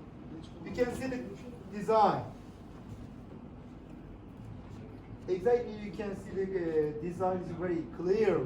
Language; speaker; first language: English; non-native, learner; Turkish